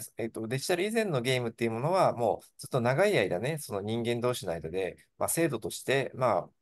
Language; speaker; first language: Japanese; native; Japanese